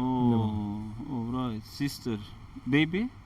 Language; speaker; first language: English; non-native, learner; Turkish